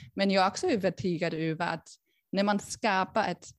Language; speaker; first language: Swedish; non-native, fluent; German